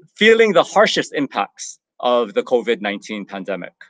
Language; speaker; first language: English; native; English